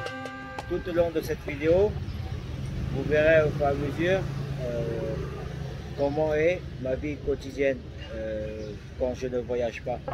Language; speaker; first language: French; early bilingual, other home language; Vietnamese